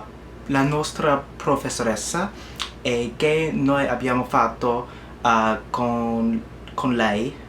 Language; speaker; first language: Italian; non-native, learner; English